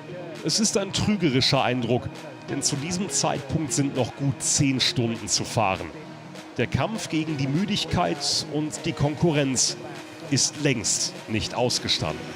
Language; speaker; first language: German; native; German